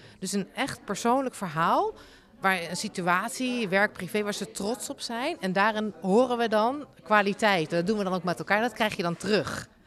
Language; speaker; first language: Dutch; native; Dutch